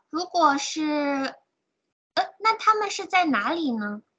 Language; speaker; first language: Chinese; native; Chinese